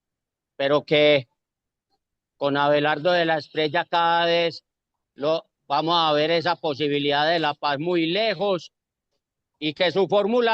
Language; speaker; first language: Spanish; native; Spanish